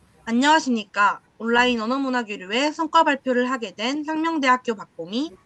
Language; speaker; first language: Korean; native; Korean